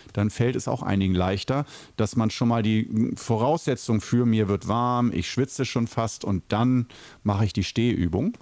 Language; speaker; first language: German; native; German